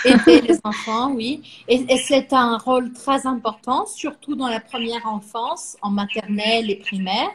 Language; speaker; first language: French; non-native, fluent; Portuguese